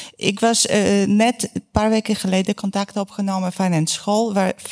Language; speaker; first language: Dutch; non-native, fluent; Polish